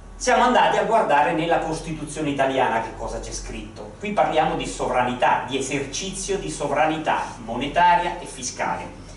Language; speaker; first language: Italian; native; Italian